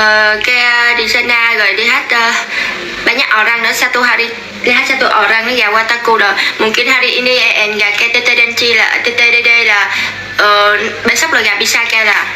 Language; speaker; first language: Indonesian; non-native, learner; Vietnamese